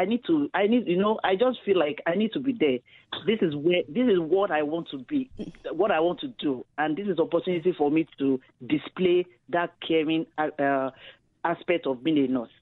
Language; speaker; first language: English; non-native, local second language; Yoruba